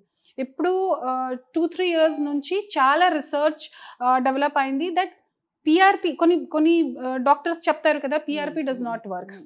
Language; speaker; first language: Telugu; non-native, local second language; Hindi